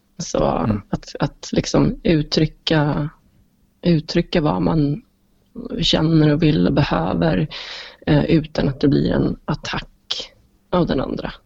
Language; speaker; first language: Swedish; native; Swedish